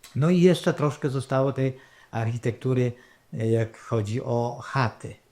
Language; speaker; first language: Polish; non-native, local second language; Rusyn